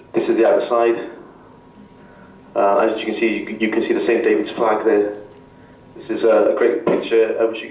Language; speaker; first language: English; native; English